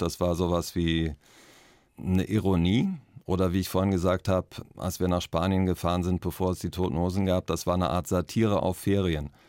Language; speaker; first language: German; native; German